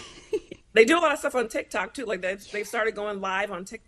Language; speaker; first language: English; native; English